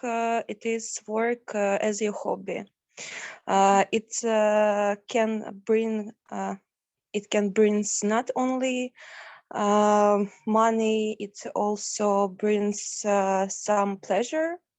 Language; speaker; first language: English; non-native, learner; Ukrainian